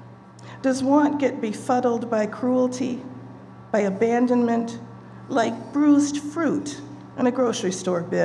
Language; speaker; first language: English; native; English